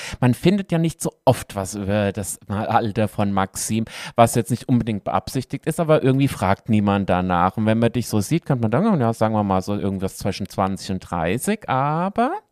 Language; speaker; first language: German; native; German